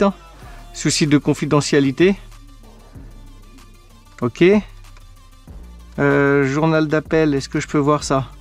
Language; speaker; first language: French; native; French